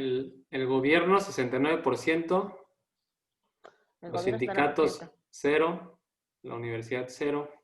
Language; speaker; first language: Spanish; native; Spanish